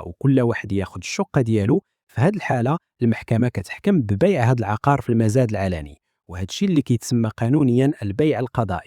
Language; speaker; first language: Arabic; native; Arabic